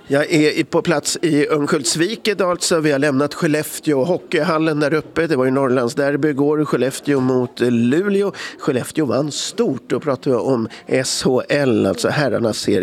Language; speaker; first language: Swedish; native; Swedish